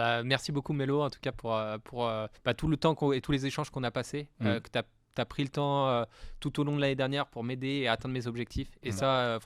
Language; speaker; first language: French; native; French